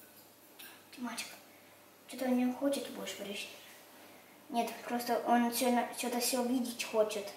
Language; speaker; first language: Russian; early bilingual, heritage; Russian